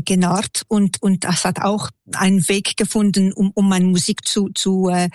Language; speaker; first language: German; non-native, local second language; French